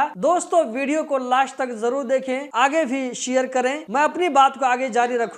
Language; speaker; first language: Hindi; native; Hindi